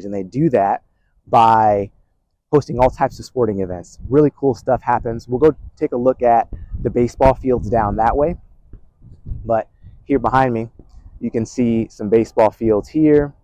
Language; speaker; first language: English; native; English